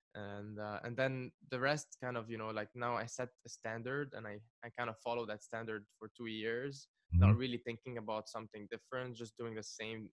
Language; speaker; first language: English; non-native, fluent; Arabic